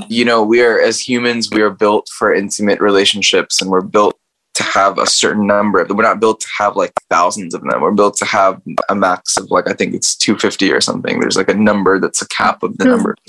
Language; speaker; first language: English; native; English